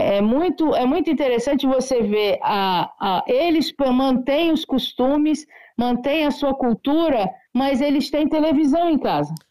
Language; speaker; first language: Spanish; non-native, learner; Portuguese